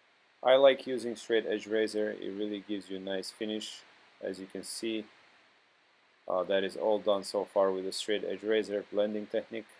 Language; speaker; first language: English; non-native, fluent; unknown